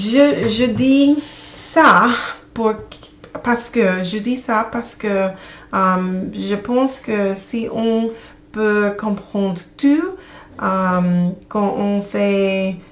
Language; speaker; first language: French; non-native, learner; English